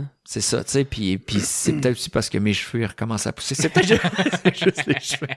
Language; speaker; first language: French; native; French